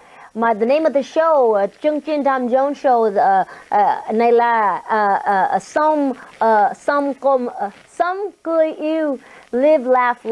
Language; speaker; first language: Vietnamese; non-native, learner; English